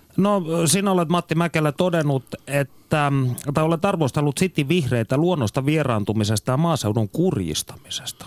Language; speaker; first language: Finnish; native; Finnish